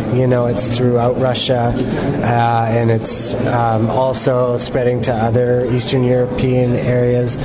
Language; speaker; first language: English; native; English